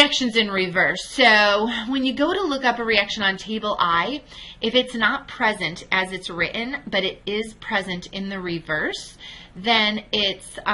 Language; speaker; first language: English; native; English